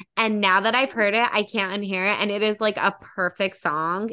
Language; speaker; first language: English; native; English